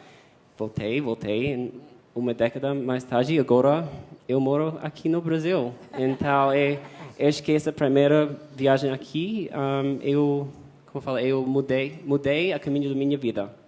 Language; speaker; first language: Portuguese; non-native, fluent; English